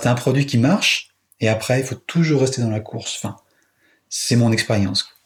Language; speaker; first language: French; native; French